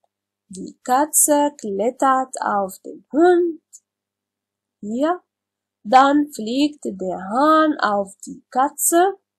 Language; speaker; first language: German; non-native, learner; Arabic